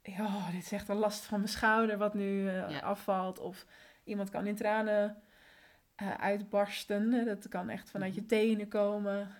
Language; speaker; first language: Dutch; early bilingual, other home language; Spanish